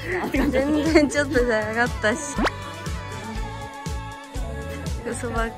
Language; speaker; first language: Japanese; native; Japanese